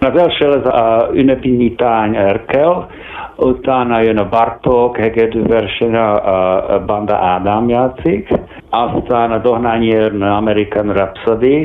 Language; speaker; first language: Hungarian; non-native, fluent; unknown